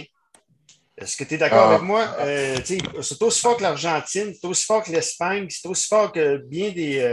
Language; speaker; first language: French; native; French